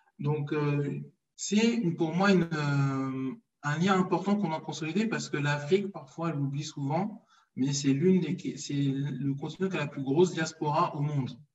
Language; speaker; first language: French; early bilingual, other home language; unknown